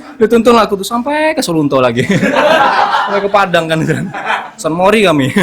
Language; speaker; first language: Indonesian; non-native, local second language; Minangkabau